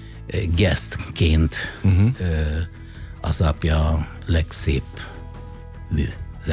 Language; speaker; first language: Hungarian; non-native, fluent; Italian